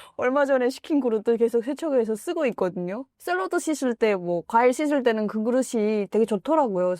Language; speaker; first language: Korean; native; Korean